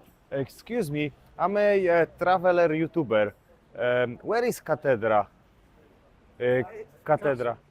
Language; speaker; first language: English; non-native, fluent; Polish